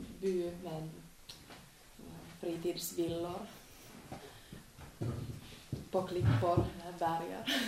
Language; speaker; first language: Swedish; non-native, local second language; Finnish